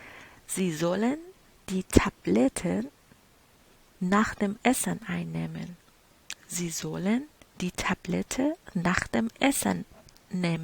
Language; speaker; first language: German; non-native, fluent; Persian